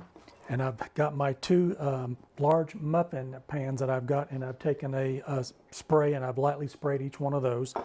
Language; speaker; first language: English; native; English